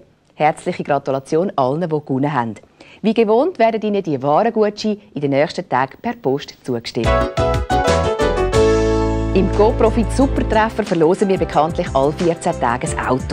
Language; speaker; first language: German; native; German